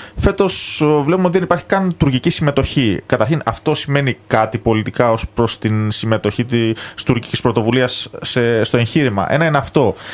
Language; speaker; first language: Greek; native; Greek